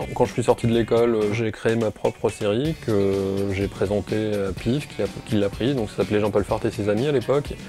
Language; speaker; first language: French; native; French